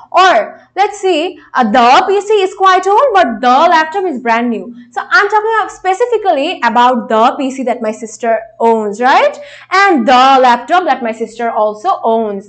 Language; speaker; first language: English; non-native, local second language; Bangla